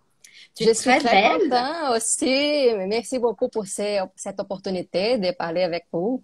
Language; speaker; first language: French; non-native, learner; Portuguese